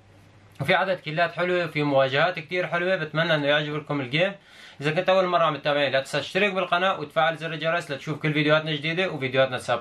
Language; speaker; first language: Arabic; native; Arabic